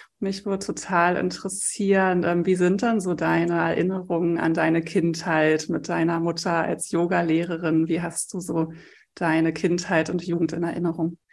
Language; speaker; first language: German; native; German